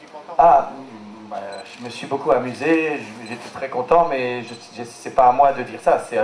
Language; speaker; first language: French; native; French